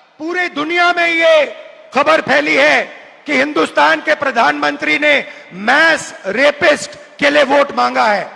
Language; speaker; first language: Hindi; native; Hindi